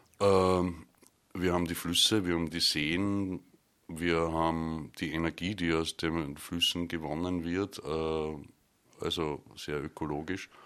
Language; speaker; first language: German; native; German